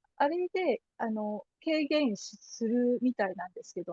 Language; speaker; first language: Japanese; native; Japanese